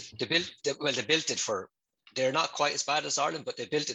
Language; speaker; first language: English; native; English